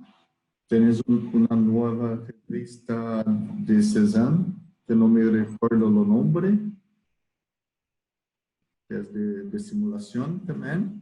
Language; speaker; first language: Spanish; non-native, learner; Portuguese